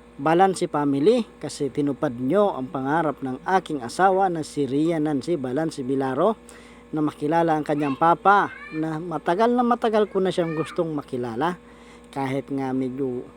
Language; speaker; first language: Filipino; native; Filipino